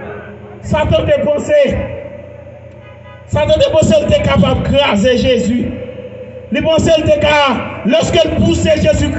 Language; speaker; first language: French; non-native, local second language; Haitian Creole